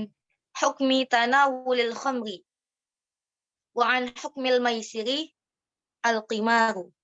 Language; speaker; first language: Arabic; non-native, learner; Indonesian